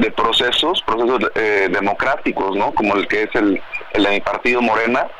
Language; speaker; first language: Spanish; native; Spanish